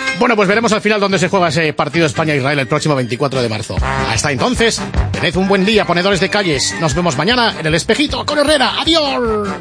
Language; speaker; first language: Spanish; native; Spanish